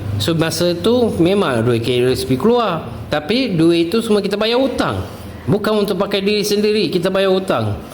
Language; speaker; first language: Malay; non-native, local second language; Tamil